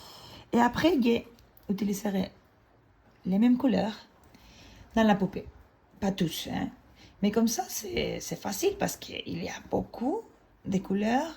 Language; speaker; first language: French; non-native, fluent; Spanish